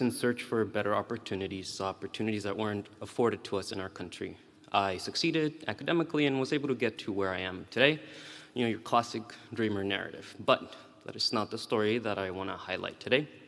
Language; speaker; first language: English; early bilingual, other home language; Spanish